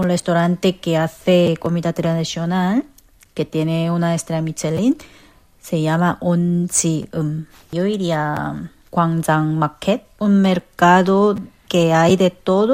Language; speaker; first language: Spanish; non-native, fluent; Korean